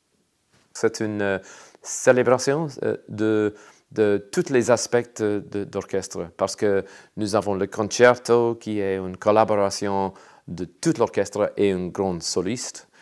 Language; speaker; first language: French; non-native, learner; English